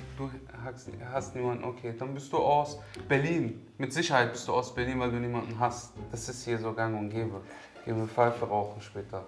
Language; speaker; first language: German; native; German